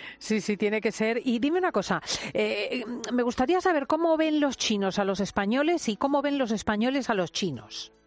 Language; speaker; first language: Spanish; native; Spanish